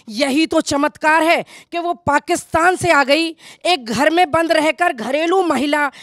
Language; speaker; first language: Hindi; native; Hindi